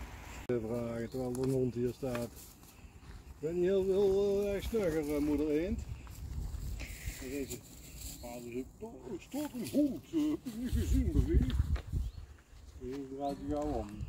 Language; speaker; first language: Dutch; native; Dutch